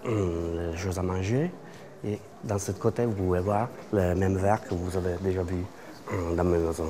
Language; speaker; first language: French; non-native, learner; Italian